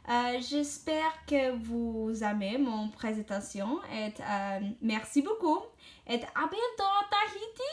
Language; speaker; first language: French; non-native, learner; English